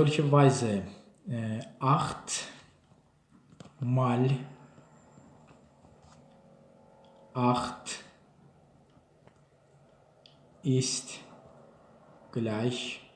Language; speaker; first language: German; non-native, learner; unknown